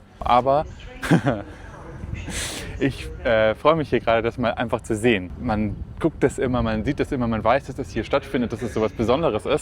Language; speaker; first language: German; native; German